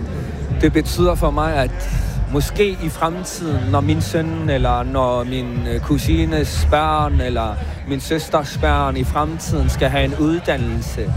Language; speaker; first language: Danish; non-native, local second language; Kalaallisut